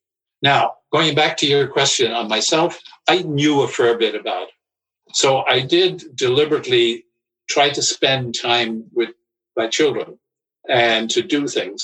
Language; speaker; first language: English; native; English